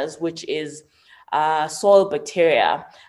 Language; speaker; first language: English; non-native, local second language; Xhosa